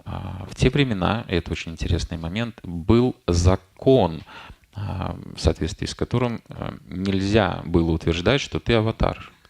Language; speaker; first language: Russian; native; Russian